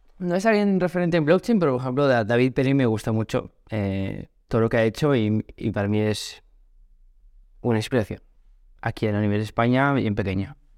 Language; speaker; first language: Spanish; early bilingual, other home language; Portuguese